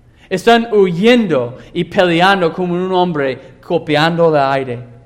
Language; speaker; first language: Spanish; non-native, fluent; English